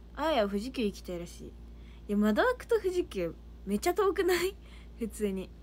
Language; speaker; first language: Japanese; native; Japanese